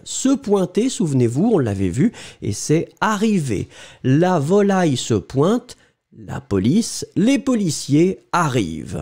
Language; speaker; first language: French; native; French